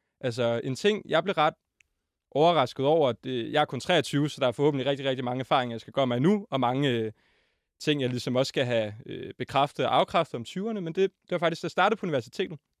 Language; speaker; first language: Danish; native; Danish